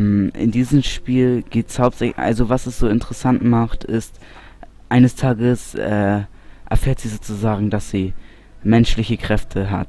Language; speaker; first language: German; native; German